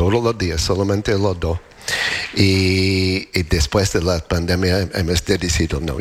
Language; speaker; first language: Spanish; non-native, learner; English